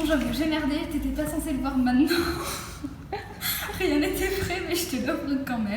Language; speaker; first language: French; native; French